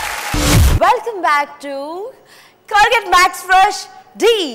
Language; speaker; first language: Telugu; native; Telugu